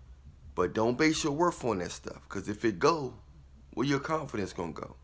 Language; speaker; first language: English; native; English